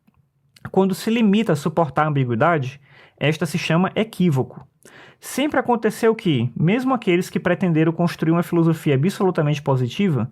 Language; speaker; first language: Portuguese; native; Portuguese